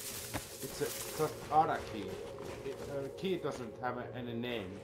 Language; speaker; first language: English; non-native, learner; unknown